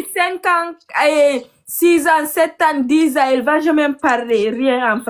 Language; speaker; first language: French; non-native, learner; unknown